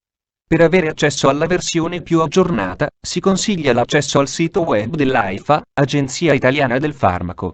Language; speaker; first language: Italian; native; Italian